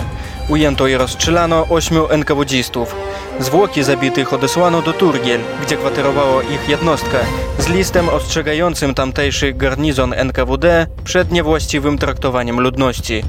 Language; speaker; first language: Polish; native; Polish